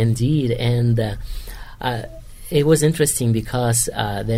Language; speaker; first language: English; non-native, fluent; Kazakh